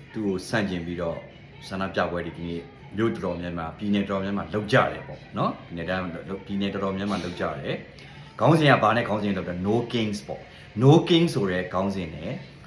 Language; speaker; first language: Burmese; native; Burmese